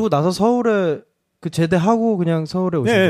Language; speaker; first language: Korean; native; Korean